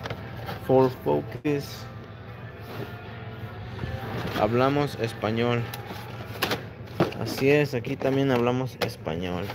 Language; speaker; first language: Spanish; early bilingual, heritage; Spanish